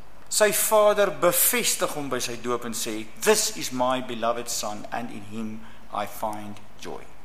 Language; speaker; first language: English; non-native, local second language; Afrikaans